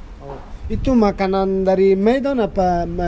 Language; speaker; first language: Indonesian; non-native, learner; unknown